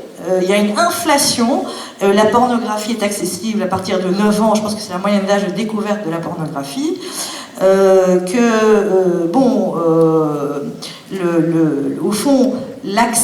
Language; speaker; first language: French; native; French